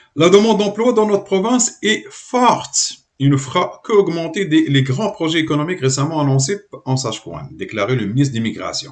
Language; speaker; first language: French; non-native, local second language; Arabic